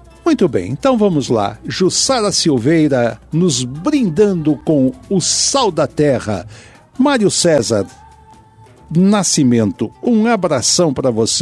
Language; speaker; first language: Portuguese; native; Portuguese